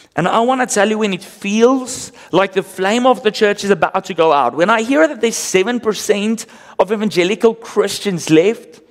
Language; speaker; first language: English; non-native, local second language; Afrikaans